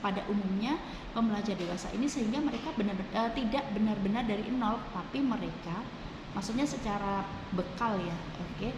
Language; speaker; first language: Indonesian; native; Indonesian